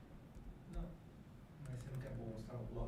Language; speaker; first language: Portuguese; native; Portuguese